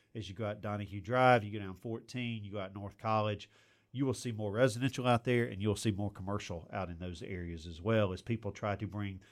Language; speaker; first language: English; native; English